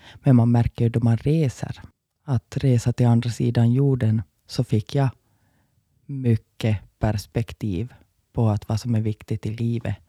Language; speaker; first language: Swedish; native; Swedish